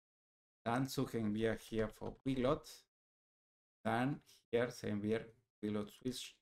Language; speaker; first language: German; non-native, learner; Spanish